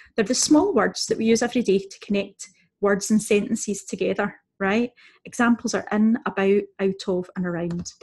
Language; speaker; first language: English; native; English